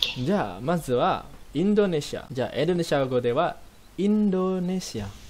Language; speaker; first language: Japanese; non-native, learner; Indonesian